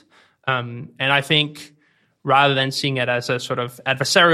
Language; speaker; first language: English; non-native, fluent; Danish